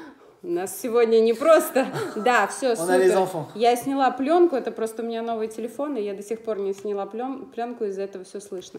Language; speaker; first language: Russian; native; Russian